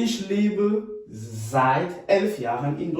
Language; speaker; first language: German; non-native, fluent; French